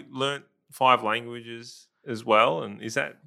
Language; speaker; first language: English; early bilingual, other home language; Italian